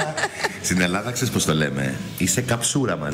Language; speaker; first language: Greek; native; Greek